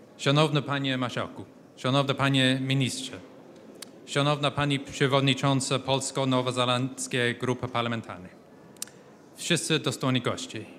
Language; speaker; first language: Polish; non-native, fluent; English